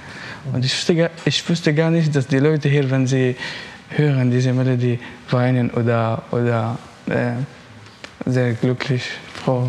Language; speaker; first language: German; non-native, learner; Arabic